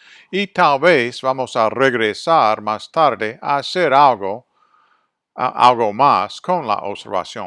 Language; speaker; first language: Spanish; non-native, fluent; English